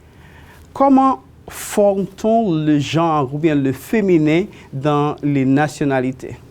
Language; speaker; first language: French; non-native, fluent; Spanish